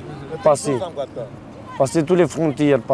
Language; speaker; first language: French; non-native, learner; Romanian